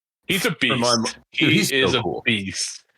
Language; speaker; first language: English; native; English